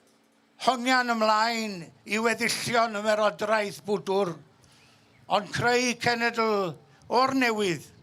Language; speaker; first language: Welsh; native; Welsh